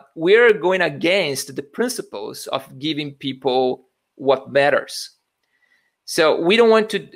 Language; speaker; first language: English; non-native, fluent; Portuguese